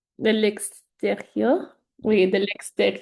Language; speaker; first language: French; non-native, learner; Spanish